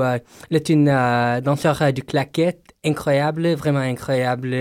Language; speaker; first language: French; non-native, local second language; English